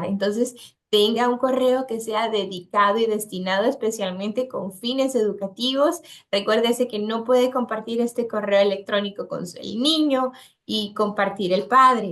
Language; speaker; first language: Spanish; native; Spanish